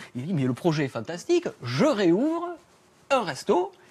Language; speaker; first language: French; native; French